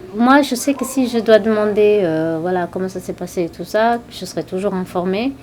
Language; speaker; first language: French; non-native, fluent; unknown